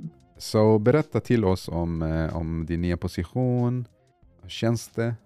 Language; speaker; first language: Swedish; non-native, fluent; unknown